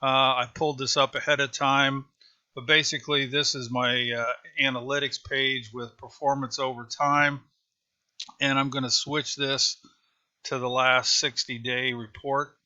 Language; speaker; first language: English; native; English